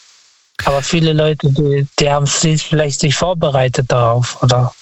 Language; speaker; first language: German; non-native, fluent; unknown